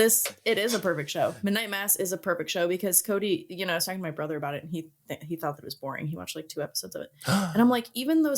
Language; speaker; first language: English; native; English